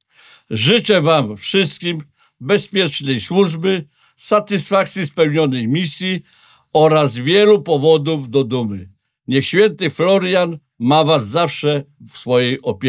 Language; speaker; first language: Polish; native; Polish